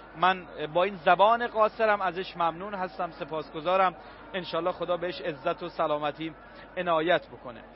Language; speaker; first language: Persian; native; Persian